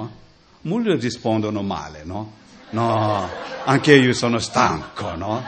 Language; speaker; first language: Italian; non-native, learner; Tibetan